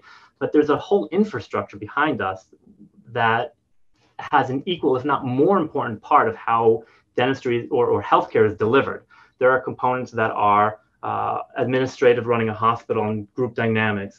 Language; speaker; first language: English; native; English